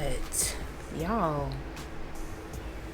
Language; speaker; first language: English; native; English